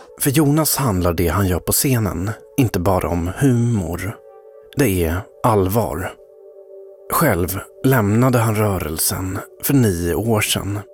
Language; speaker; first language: Swedish; native; Swedish